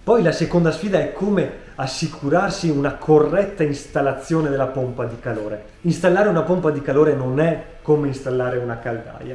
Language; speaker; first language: Italian; native; Italian